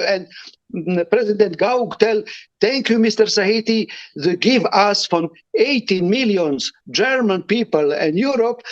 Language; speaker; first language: English; non-native, learner; Romany